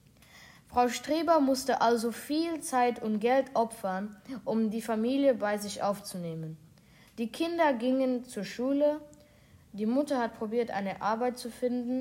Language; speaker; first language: German; non-native, local second language; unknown